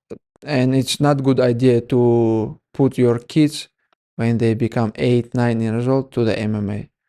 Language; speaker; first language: English; non-native, learner; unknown